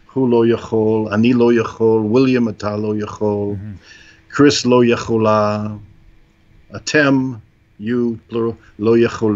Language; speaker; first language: Hebrew; non-native, fluent; English